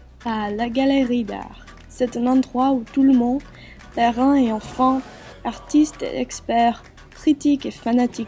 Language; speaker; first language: French; non-native, fluent; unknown